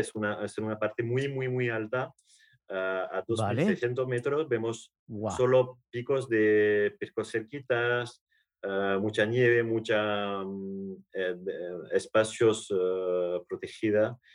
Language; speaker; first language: Spanish; non-native, learner; French